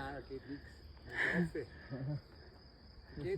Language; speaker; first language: German; native; German